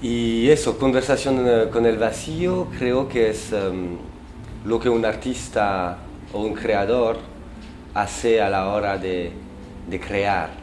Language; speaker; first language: Spanish; non-native, fluent; French